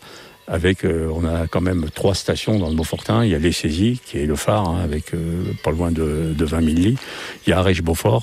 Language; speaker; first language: French; native; French